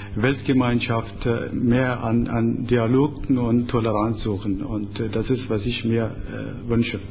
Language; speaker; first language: German; non-native, fluent; Persian